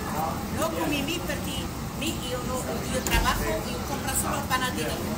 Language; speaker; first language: Spanish; non-native, learner; Arabic